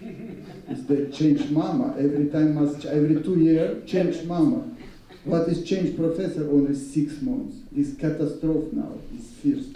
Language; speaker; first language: English; non-native, learner; Russian